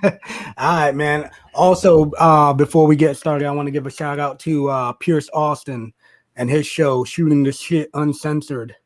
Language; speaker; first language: English; native; English